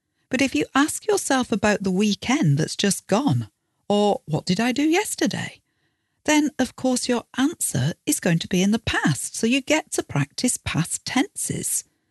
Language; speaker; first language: English; native; English